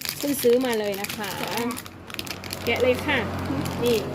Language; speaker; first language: Thai; native; Thai